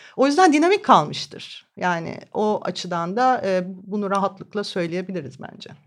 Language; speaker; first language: Turkish; native; Turkish